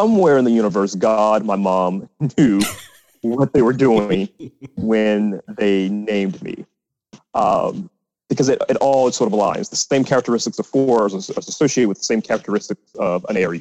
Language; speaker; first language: English; native; English